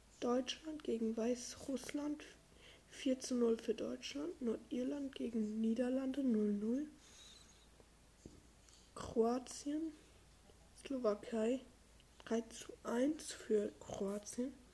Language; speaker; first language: German; non-native, learner; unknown